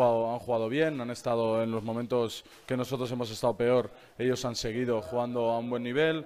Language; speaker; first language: Spanish; native; Spanish